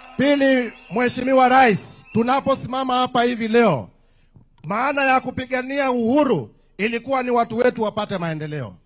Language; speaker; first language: Swahili; non-native, local second language; Kamba